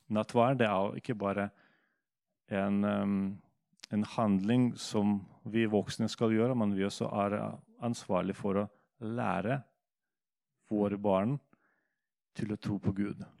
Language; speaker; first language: Norwegian; non-native, fluent; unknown